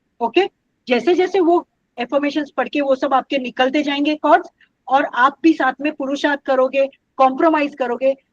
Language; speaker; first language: Hindi; non-native, local second language; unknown